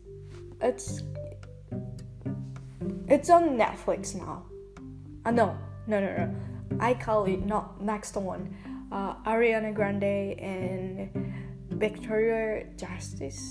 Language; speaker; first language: English; non-native, learner; Japanese